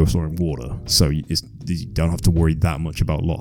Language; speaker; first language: English; native; English